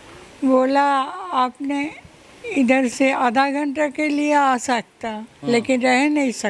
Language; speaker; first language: Hindi; non-native, local second language; Bangla